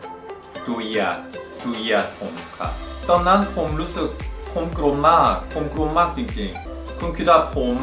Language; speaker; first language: Thai; non-native, fluent; Korean